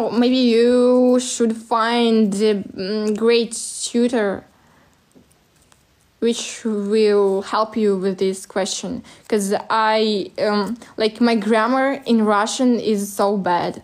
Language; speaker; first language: English; non-native, fluent; Russian